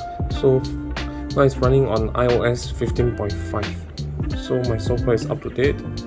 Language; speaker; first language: English; non-native, local second language; Chinese